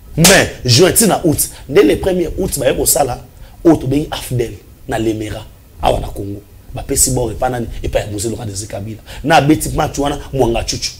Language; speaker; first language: Lingala; non-native, local second language; Swahili